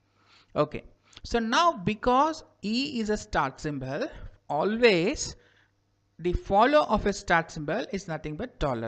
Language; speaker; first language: English; non-native, local second language; Kannada